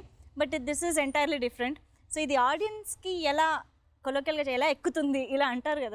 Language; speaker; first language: Telugu; native; Telugu